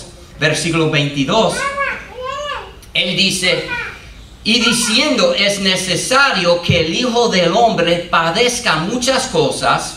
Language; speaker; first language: Spanish; non-native, fluent; English